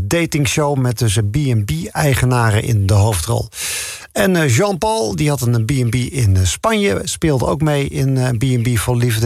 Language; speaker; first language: Dutch; native; Dutch